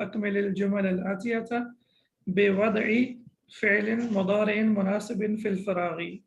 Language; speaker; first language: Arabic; non-native, fluent; English